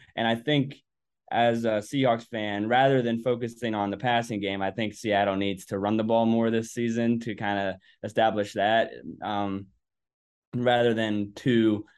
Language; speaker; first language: English; native; English